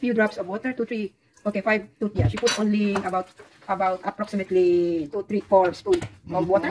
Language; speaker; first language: English; non-native, local second language; Filipino